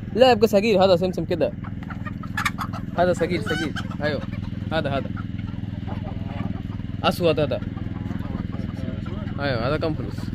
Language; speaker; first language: Arabic; non-native, learner; Bangla